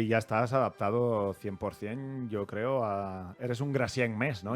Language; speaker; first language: Catalan; native; Catalan